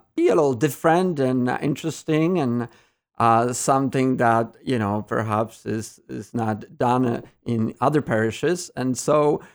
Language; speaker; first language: English; non-native, fluent; Polish